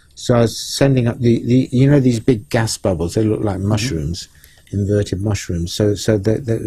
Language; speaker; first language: English; native; English